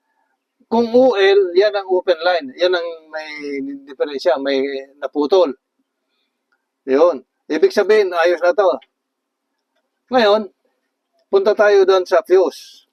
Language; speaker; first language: Filipino; native; Filipino